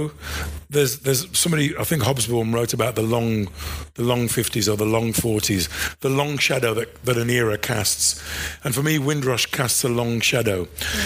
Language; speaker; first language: English; native; English